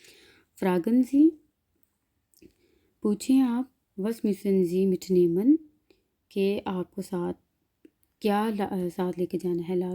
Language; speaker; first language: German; non-native, learner; Urdu